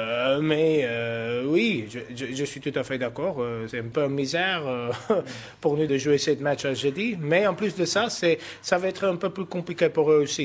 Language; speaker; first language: French; non-native, fluent; Afrikaans